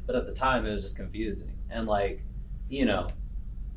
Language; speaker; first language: English; native; English